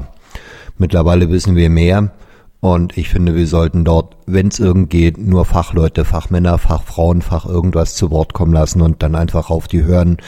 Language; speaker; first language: German; native; German